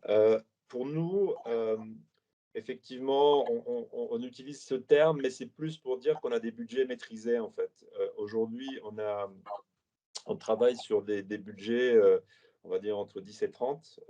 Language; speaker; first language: French; native; French